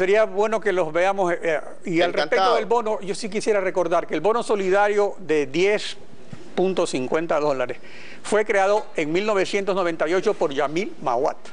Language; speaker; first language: Spanish; native; Spanish